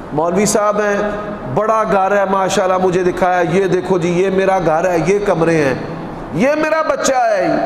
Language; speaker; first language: Urdu; non-native, local second language; Punjabi